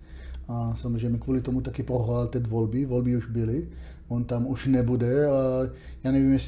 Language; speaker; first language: Czech; non-native, learner; Hebrew